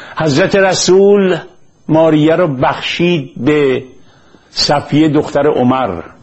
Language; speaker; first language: Persian; native; Persian